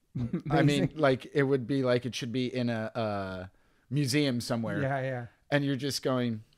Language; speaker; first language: English; native; English